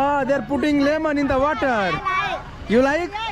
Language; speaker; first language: English; non-native, learner; Hindi